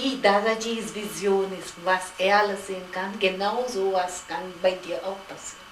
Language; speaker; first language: German; non-native, fluent; Gujarati